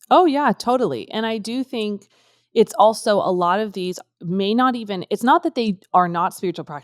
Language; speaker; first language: English; native; English